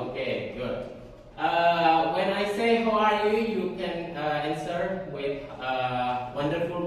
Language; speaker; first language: English; non-native, learner; Indonesian